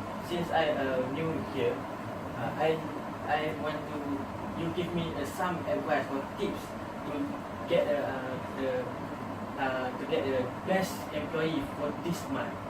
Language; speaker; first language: English; non-native, learner; Malay